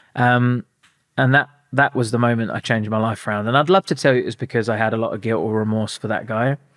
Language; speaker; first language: English; native; English